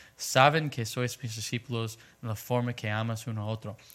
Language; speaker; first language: Spanish; non-native, fluent; English